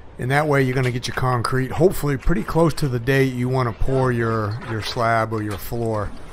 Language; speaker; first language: English; native; English